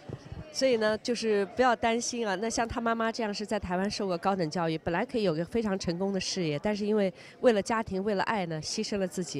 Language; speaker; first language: Chinese; native; Chinese